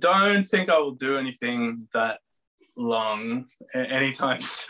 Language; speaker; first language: English; native; English